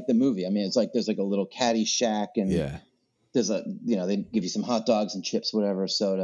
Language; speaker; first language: English; native; English